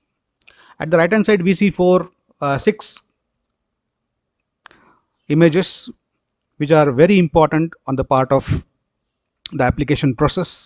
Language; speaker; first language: English; non-native, local second language; Marathi